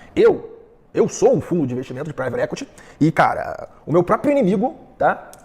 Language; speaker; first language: Portuguese; early bilingual, heritage; Portuguese